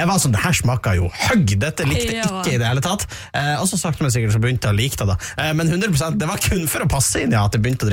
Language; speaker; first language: Norwegian; native; Norwegian